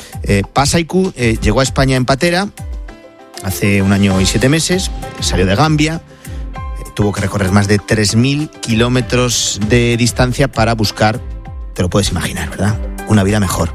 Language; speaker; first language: Spanish; native; Spanish